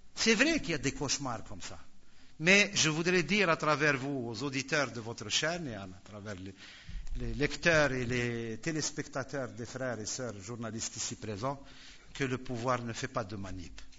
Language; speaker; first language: French; non-native, local second language; Arabic